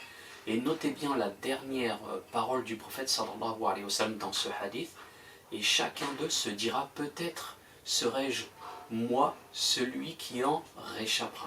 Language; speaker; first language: French; native; French